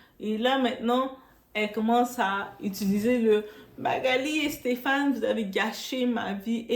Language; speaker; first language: French; non-native, local second language; Arabic